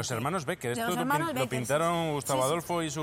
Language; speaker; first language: Spanish; native; Spanish